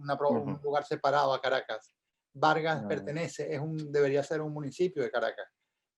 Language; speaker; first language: Spanish; native; Spanish